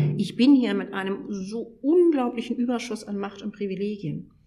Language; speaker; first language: German; native; German